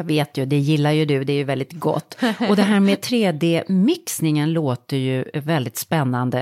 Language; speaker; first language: Swedish; native; Swedish